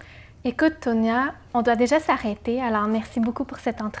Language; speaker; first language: French; native; French